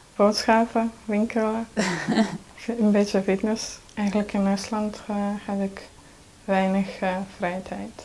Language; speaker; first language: Dutch; non-native, learner; Estonian